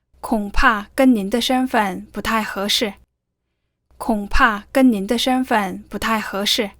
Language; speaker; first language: Chinese; non-native, fluent; Korean